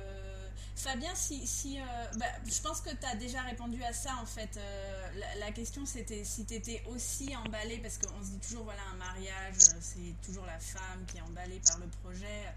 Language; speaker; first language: French; native; French